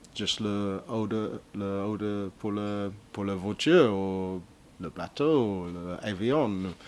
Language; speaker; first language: French; non-native, learner; English